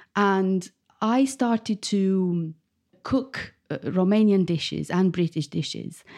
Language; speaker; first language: English; non-native, fluent; Romanian